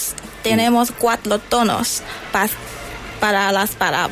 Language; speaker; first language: Spanish; non-native, learner; Chinese